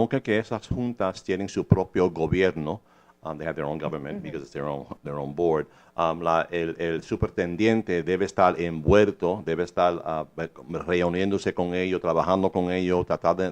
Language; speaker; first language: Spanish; early bilingual, heritage; English